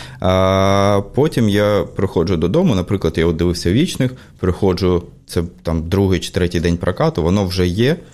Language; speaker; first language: Ukrainian; native; Ukrainian